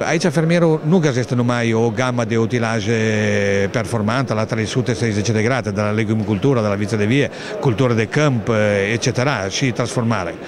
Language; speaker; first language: Romanian; non-native, fluent; Italian